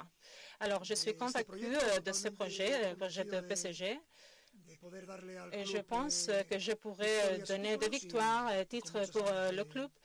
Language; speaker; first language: French; non-native, fluent; Spanish